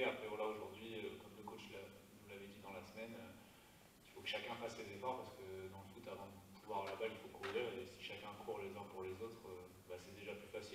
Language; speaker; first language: French; native; French